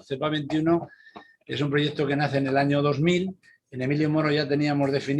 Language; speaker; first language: Spanish; native; Spanish